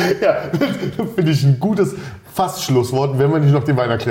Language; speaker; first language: German; native; German